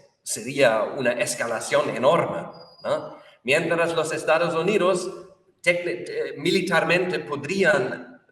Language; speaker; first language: Spanish; non-native, fluent; German